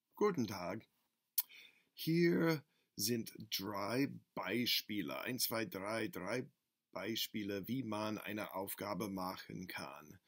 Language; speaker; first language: German; non-native, fluent; English